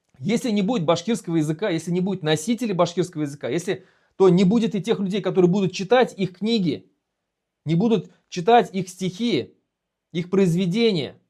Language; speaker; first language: Russian; non-native, local second language; Bashkir